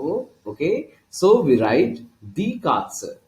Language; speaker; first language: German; non-native, learner; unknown